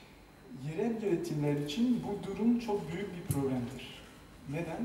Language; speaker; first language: Turkish; non-native, fluent; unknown